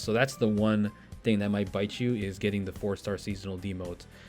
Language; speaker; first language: English; native; English